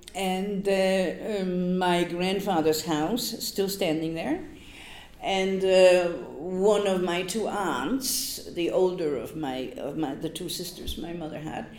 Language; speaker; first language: English; non-native, fluent; Polish